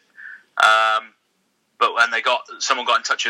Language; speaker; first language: English; native; English